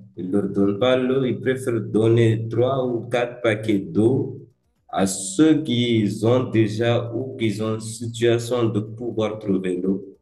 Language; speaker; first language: French; early bilingual, other home language; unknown